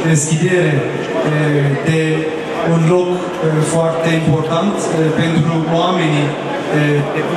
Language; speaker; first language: Romanian; non-native, learner; Turkish